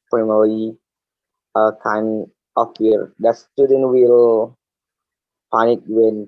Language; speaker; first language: English; non-native, learner; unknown